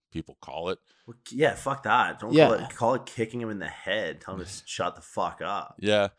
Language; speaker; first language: English; native; English